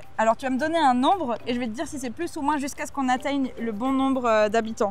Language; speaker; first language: French; native; French